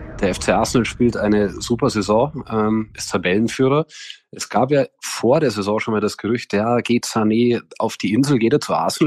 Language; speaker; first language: German; native; German